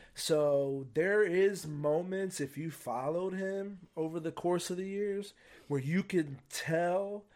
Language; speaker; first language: English; native; English